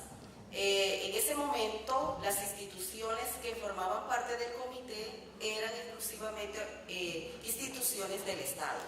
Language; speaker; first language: Spanish; native; Spanish